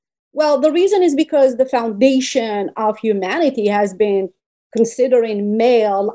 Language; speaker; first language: English; non-native, fluent; Berber languages